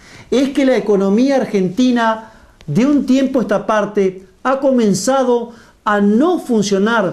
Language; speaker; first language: Spanish; native; Spanish